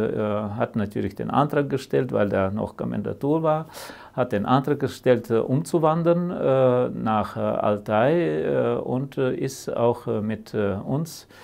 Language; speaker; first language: German; early bilingual, heritage; German